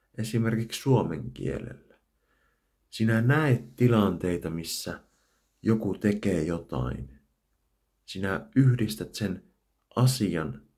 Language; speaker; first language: Finnish; native; Finnish